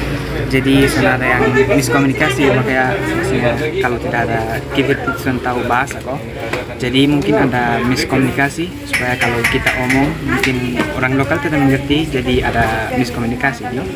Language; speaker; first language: Indonesian; non-native, learner; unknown